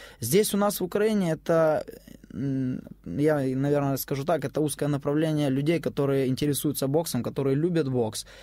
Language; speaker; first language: Russian; native; Russian